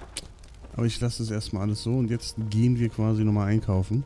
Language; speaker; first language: German; native; German